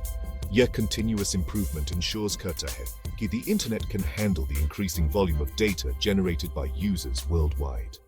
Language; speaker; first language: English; non-native, local second language; Hindi